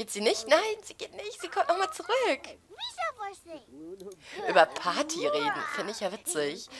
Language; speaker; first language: German; native; German